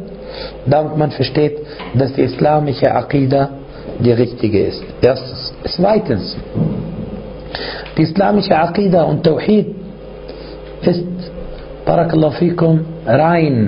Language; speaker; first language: German; non-native, fluent; Arabic